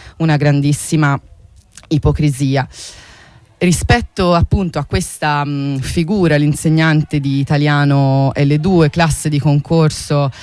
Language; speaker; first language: Italian; native; Italian